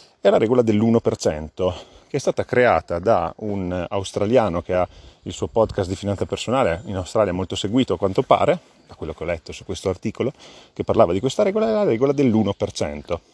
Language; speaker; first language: Italian; native; Italian